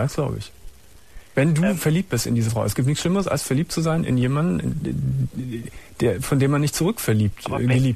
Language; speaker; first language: German; native; German